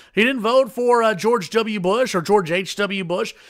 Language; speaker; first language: English; native; English